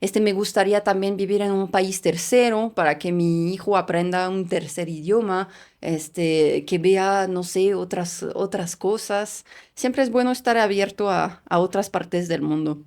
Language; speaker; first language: Spanish; non-native, fluent; French